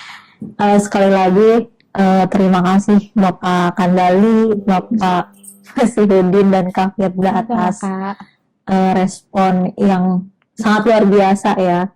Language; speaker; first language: Indonesian; native; Indonesian